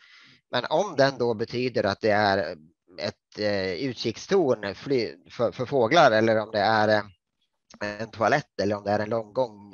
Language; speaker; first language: Swedish; native; Swedish